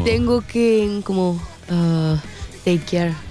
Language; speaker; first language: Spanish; non-native, learner; French